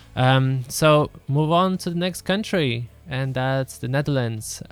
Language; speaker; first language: English; early bilingual, other home language; Lithuanian